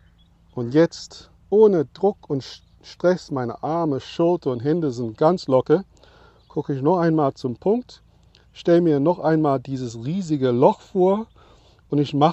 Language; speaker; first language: German; non-native, fluent; English